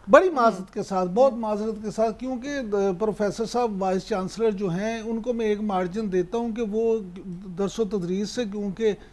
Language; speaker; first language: Urdu; native; Urdu